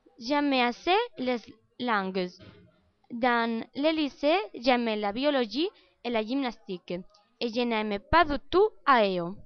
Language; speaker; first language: French; non-native, learner; Spanish